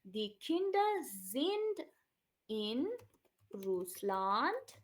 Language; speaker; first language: German; non-native, fluent; Hindi